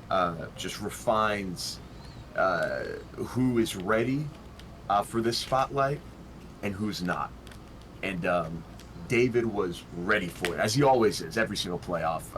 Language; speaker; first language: English; native; English